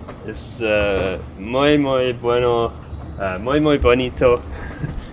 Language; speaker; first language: Spanish; non-native, learner; English